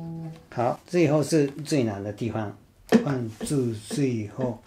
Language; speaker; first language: Chinese; non-native, fluent; Japanese